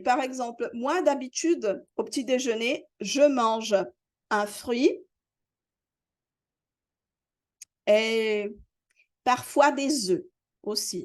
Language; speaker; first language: French; non-native, fluent; Portuguese